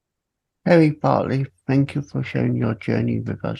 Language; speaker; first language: English; native; English